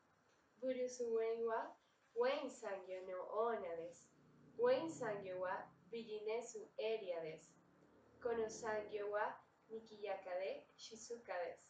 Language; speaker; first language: Japanese; non-native, learner; Spanish